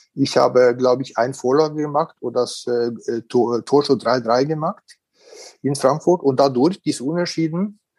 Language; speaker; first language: German; non-native, fluent; Norwegian